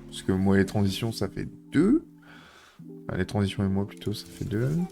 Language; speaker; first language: French; native; French